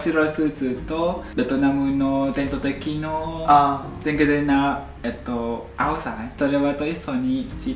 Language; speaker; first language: Japanese; non-native, learner; Vietnamese